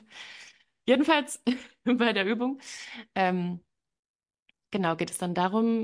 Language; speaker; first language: German; native; German